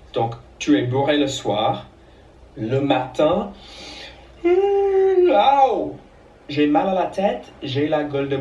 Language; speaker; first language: French; non-native, fluent; English